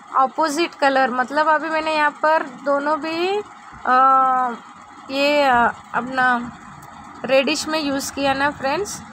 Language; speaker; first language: Hindi; non-native, local second language; Telugu